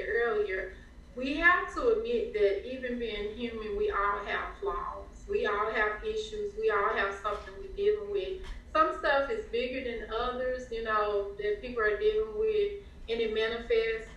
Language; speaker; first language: English; native; English